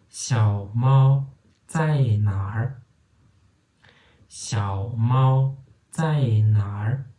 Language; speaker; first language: Chinese; non-native, fluent; Turkmen